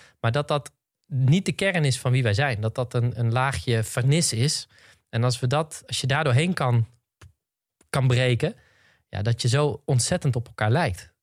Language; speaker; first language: Dutch; native; Dutch